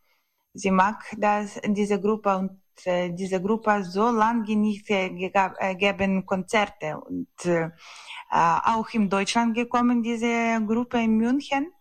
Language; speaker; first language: German; non-native, learner; Ukrainian